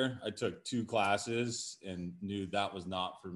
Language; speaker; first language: English; native; English